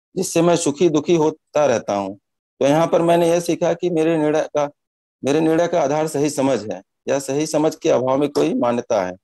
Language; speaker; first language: Hindi; native; Hindi